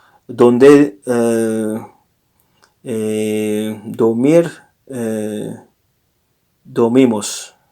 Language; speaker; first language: Spanish; non-native, learner; English